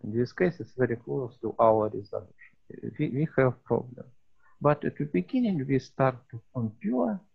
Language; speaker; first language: English; non-native, learner; Russian